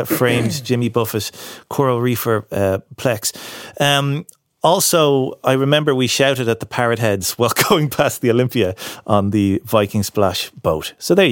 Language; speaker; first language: English; native; English